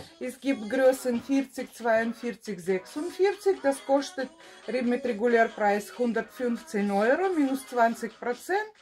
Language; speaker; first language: German; non-native, fluent; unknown